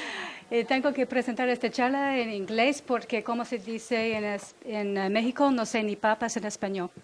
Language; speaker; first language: Spanish; non-native, learner; English